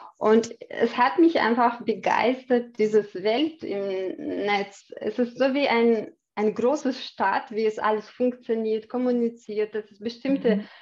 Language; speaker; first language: German; non-native, fluent; Chechen